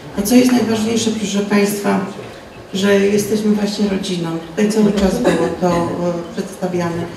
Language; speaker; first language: Polish; native; Polish